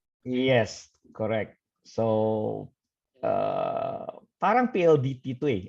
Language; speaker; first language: Filipino; non-native, fluent; Indonesian